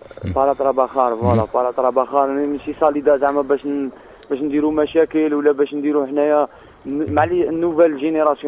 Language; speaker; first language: Arabic; native; Arabic